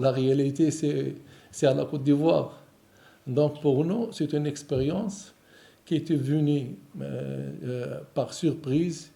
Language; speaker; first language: French; non-native, local second language; Arabic